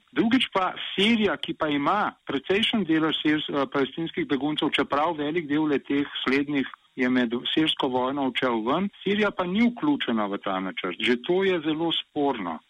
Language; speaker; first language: Slovenian; native; Slovenian